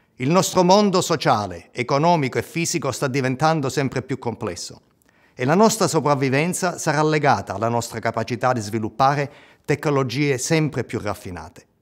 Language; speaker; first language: Italian; native; Italian